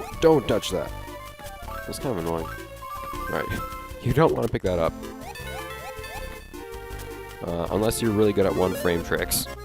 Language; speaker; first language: English; native; English